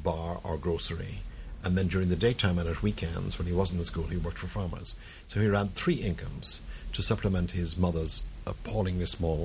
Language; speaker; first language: English; native; English